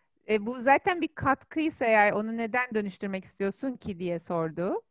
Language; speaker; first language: Turkish; native; Turkish